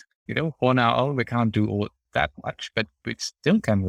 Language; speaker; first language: English; non-native, fluent; German